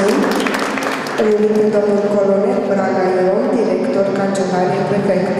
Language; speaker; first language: Romanian; native; Romanian